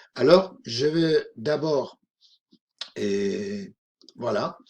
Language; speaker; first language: French; non-native, fluent; Spanish